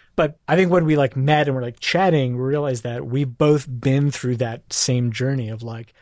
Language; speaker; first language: English; native; English